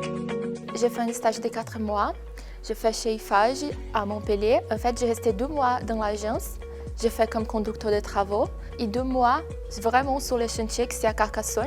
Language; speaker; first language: French; non-native, fluent; Portuguese